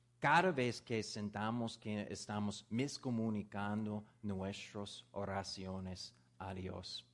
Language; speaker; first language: Spanish; non-native, learner; English